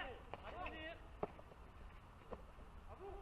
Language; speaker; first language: French; native; French